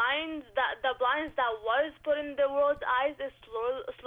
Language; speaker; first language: English; early bilingual, other home language; Rohingya